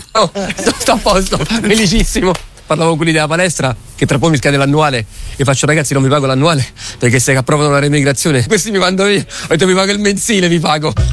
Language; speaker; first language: Italian; early bilingual, other home language; Arabic